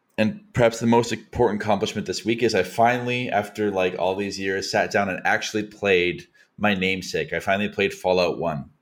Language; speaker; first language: English; native; English